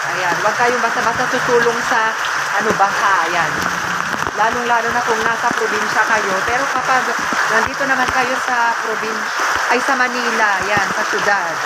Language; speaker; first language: Filipino; native; Filipino